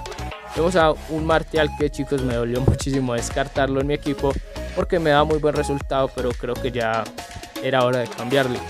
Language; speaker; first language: Spanish; native; Spanish